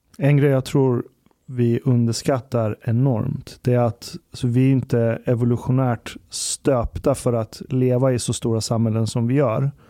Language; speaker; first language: Swedish; early bilingual, other home language; Persian